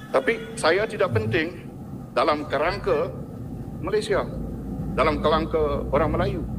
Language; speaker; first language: Malay; non-native, local second language; Iban